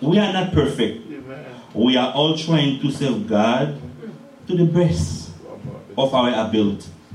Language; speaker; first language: English; non-native, fluent; Haitian Creole